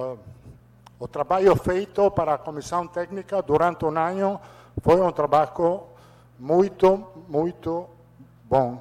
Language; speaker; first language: Portuguese; non-native, fluent; Italian